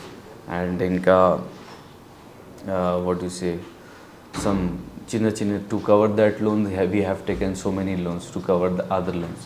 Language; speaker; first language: Telugu; non-native, local second language; Urdu